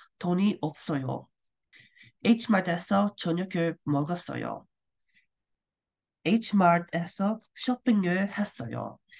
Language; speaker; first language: Korean; non-native, learner; English